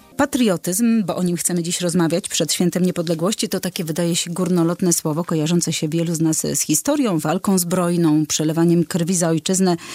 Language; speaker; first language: Polish; native; Polish